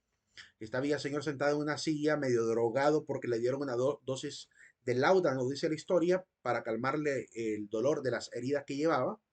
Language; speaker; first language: Spanish; native; Spanish